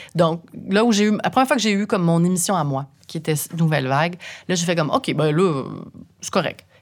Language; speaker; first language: French; native; French